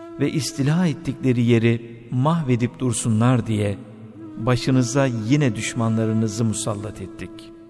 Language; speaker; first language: Turkish; native; Turkish